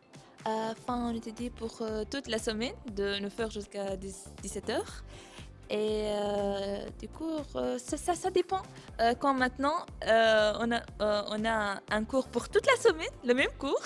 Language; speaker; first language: French; non-native, fluent; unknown